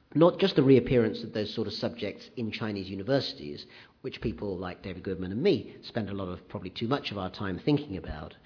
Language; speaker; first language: English; native; English